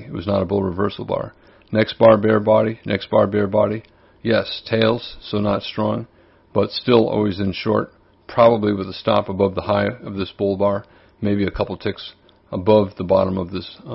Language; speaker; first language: English; native; English